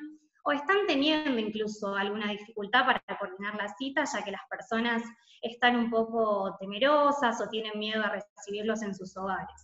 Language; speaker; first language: Spanish; native; Spanish